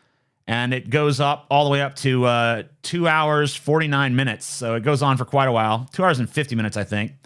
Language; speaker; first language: English; native; English